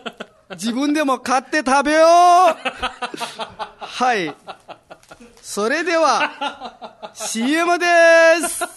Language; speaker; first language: Japanese; non-native, fluent; Nepali